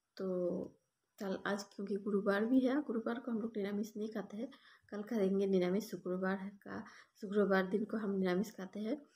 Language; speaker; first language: Hindi; non-native, local second language; Bangla